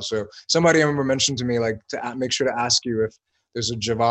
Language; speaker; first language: English; native; English